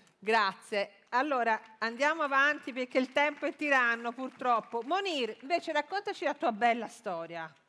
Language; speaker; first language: Italian; native; Italian